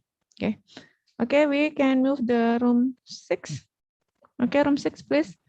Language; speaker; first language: English; non-native, learner; Indonesian